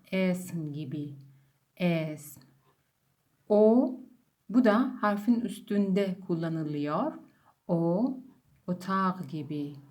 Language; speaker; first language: Turkish; non-native, fluent; Persian